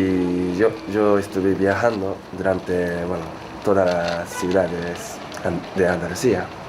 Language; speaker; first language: Spanish; non-native, learner; Japanese